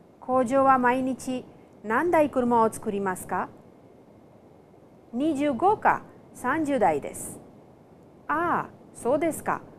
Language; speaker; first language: Japanese; non-native, fluent; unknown